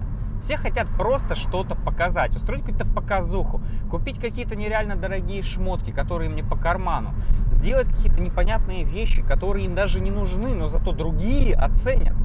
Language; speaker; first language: Russian; native; Russian